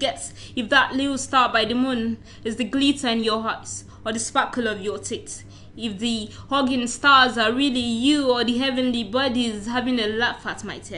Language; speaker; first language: English; non-native, local second language; Yoruba